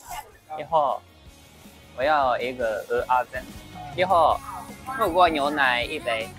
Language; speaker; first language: Chinese; non-native, learner; Japanese